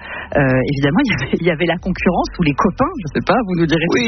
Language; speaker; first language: French; native; French